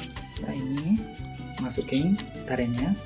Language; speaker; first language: Indonesian; non-native, learner; Japanese